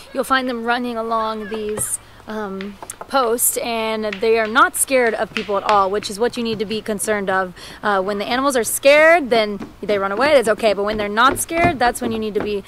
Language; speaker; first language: English; native; English